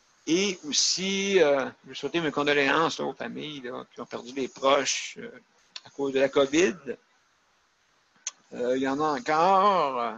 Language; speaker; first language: French; native; French